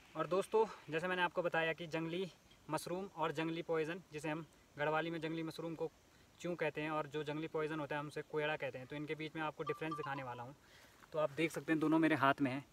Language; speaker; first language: Hindi; native; Hindi